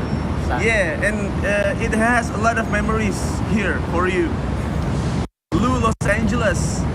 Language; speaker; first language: English; non-native, learner; Indonesian